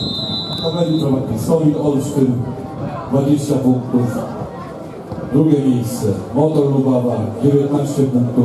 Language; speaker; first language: Polish; native; Polish